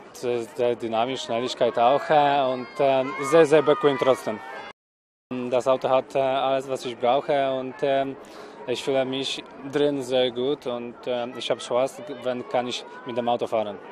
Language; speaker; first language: German; non-native, learner; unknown